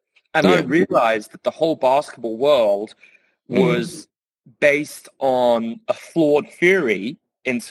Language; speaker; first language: English; native; English